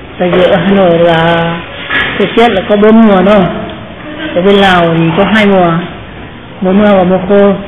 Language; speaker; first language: Vietnamese; non-native, learner; Lao